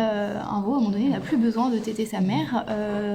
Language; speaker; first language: French; native; French